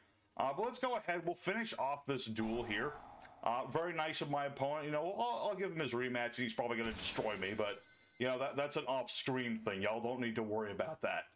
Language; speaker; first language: English; native; English